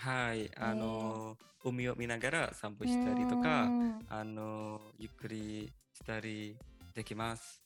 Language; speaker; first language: Japanese; non-native, fluent; Indonesian